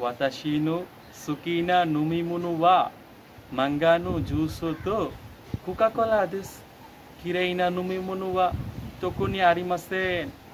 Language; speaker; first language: Japanese; non-native, learner; Bangla